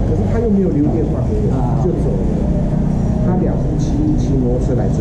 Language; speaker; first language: Chinese; native; Chinese